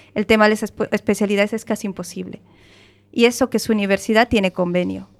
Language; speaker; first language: Spanish; native; Spanish